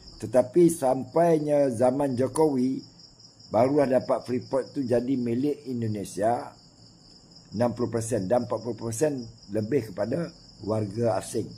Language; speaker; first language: Malay; native; Malay